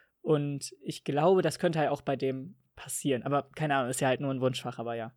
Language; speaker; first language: German; native; German